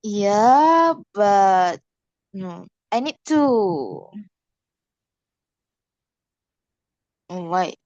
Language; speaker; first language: English; non-native, learner; Indonesian